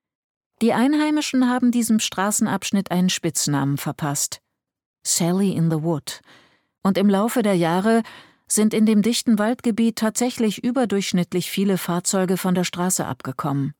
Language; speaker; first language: German; native; German